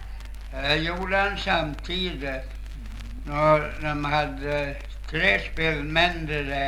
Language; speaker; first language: Swedish; native; Swedish